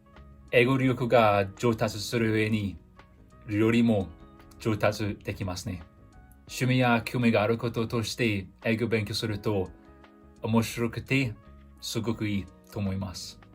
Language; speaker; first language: Japanese; non-native, fluent; English